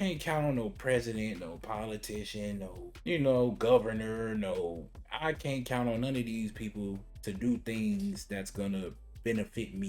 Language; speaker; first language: English; native; English